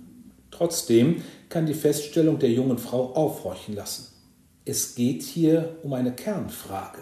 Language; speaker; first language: German; native; German